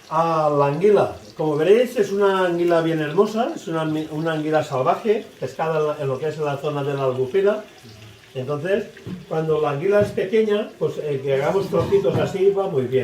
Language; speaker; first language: Spanish; native; Spanish